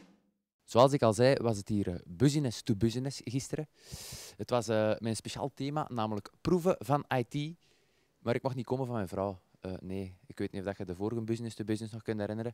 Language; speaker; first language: Dutch; native; Dutch